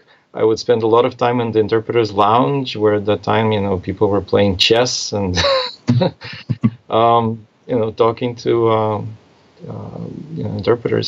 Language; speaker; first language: English; non-native, fluent; Russian